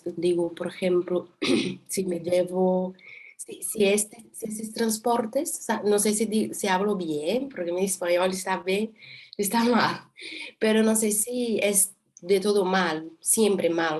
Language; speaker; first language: Spanish; non-native, learner; Portuguese